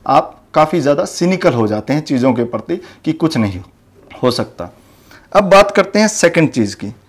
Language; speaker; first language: Hindi; native; Hindi